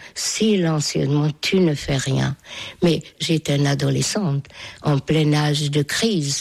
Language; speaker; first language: French; non-native, fluent; Hungarian